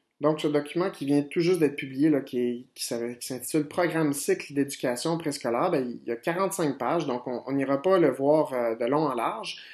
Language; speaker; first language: French; native; French